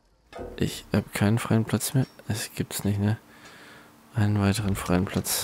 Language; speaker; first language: German; native; German